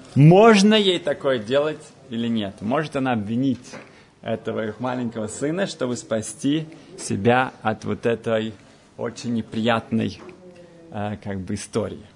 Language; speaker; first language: Russian; early bilingual, heritage; Russian